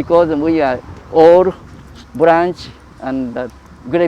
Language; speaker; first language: English; non-native, learner; Japanese